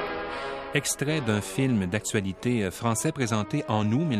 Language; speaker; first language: French; native; French